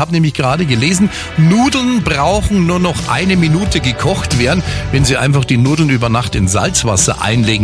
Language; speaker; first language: German; native; German